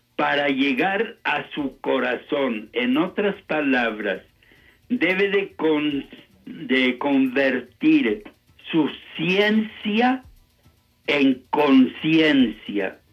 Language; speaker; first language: Spanish; native; Spanish